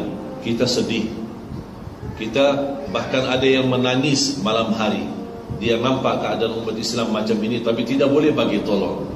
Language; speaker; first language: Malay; non-native, fluent; Arabic